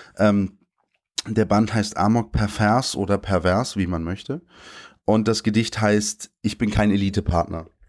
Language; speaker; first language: German; native; German